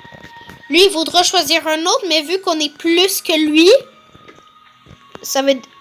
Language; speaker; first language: French; native; French